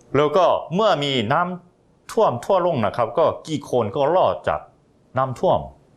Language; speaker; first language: Thai; non-native, fluent; Korean